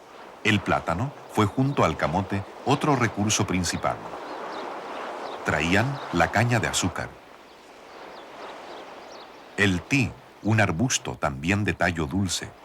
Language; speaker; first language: Spanish; native; Spanish